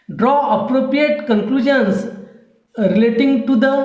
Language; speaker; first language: English; non-native, local second language; Marathi